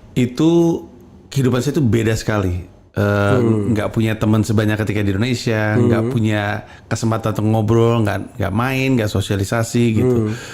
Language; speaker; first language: Indonesian; native; Indonesian